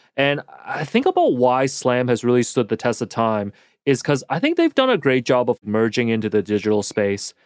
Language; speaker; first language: English; native; English